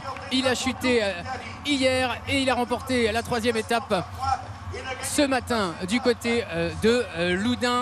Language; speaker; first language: French; native; French